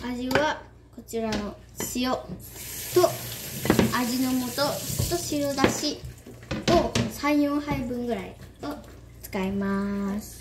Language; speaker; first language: Japanese; non-native, fluent; Cebuano